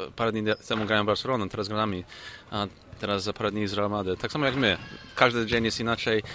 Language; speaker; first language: Polish; early bilingual, heritage; English